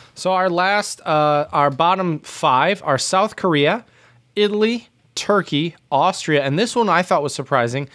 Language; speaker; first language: English; native; English